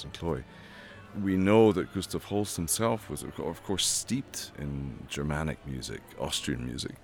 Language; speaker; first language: English; native; English